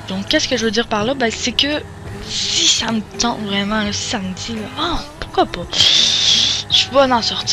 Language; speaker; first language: French; native; French